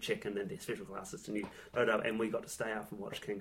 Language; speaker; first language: English; native; English